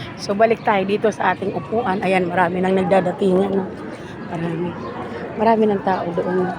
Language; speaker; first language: Filipino; native; Filipino